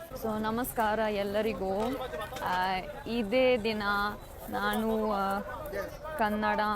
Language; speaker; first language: Kannada; non-native, learner; German